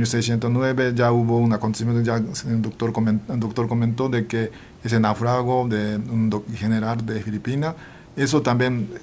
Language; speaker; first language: Spanish; non-native, fluent; Japanese